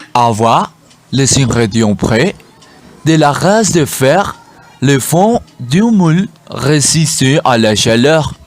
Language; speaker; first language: French; non-native, learner; Spanish